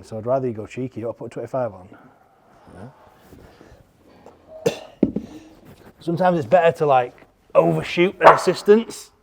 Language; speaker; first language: English; native; English